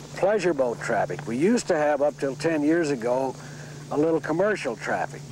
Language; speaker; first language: English; native; English